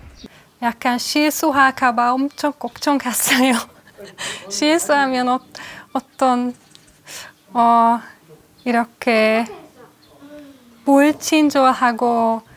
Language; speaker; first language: Korean; non-native, fluent; Hungarian